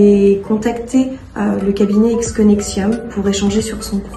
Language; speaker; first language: French; native; French